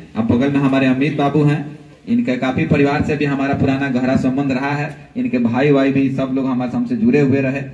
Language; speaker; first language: Hindi; native; Hindi